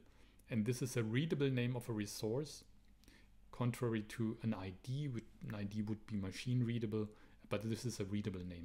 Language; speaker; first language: English; non-native, fluent; German